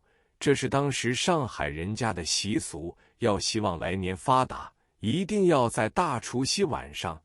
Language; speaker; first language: Chinese; native; Chinese